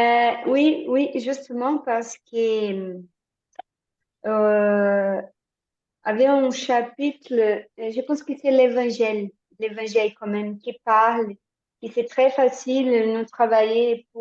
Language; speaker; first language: French; non-native, learner; Portuguese